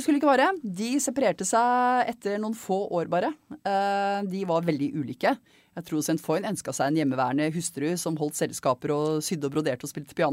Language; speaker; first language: Norwegian; native; Norwegian